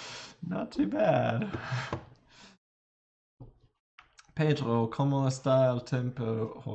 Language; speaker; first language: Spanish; non-native, learner; English